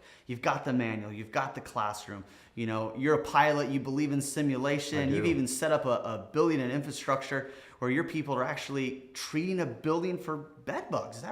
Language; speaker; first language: English; native; English